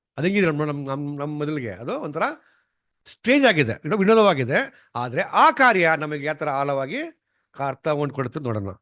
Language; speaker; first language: Kannada; non-native, local second language; Tamil